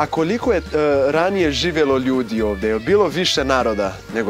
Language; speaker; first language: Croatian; non-native, fluent; Portuguese